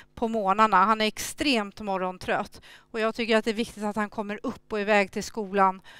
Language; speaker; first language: Swedish; early bilingual, other home language; Thai